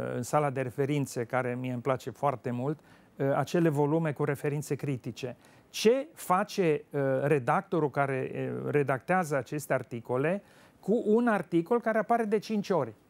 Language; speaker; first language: Romanian; native; Romanian